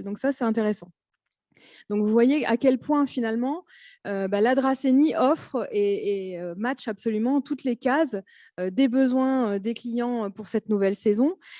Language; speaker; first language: French; native; French